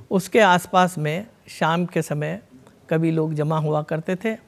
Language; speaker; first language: Hindi; non-native, local second language; Marwari